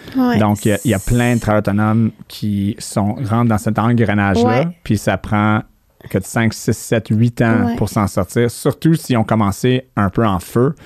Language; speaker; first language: French; non-native, fluent; English